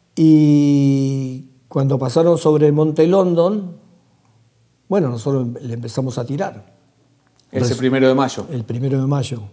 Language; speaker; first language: Spanish; native; Spanish